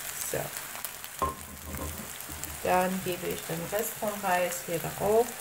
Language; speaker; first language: German; non-native, fluent; Persian